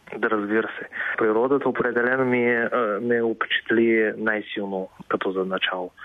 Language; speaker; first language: Bulgarian; non-native, fluent; Chinese